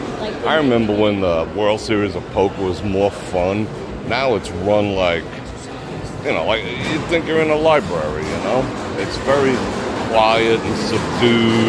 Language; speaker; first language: English; native; English